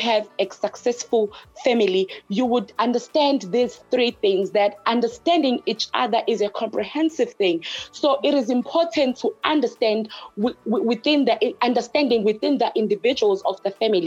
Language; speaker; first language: English; non-native, local second language; Zulu